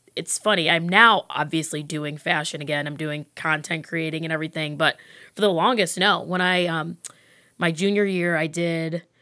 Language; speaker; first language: English; native; English